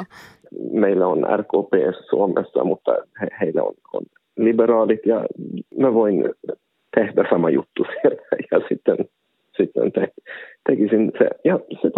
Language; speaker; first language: Finnish; non-native, local second language; Swedish